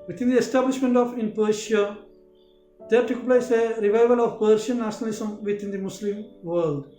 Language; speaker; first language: English; non-native, local second language; Malayalam